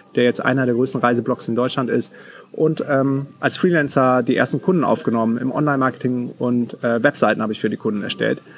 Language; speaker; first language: German; native; German